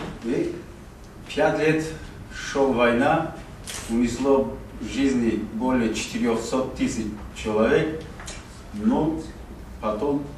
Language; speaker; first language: Russian; non-native, local second language; Tajik